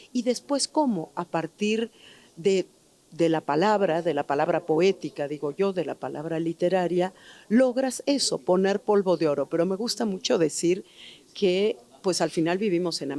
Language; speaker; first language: Spanish; native; Spanish